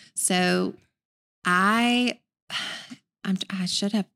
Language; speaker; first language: English; native; English